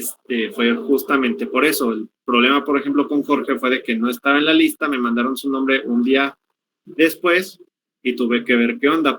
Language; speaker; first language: Spanish; native; Spanish